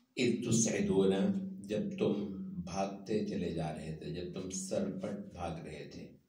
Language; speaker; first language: Urdu; non-native, local second language; Punjabi